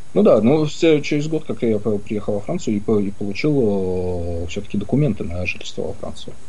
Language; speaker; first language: Russian; native; Russian